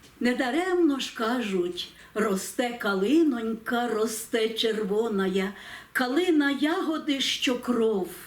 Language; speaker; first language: Ukrainian; native; Ukrainian